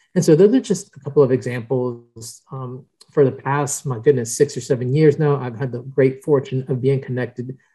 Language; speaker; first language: English; early bilingual, other home language; Spanish